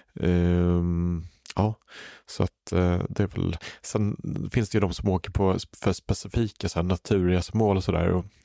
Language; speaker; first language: Swedish; native; Swedish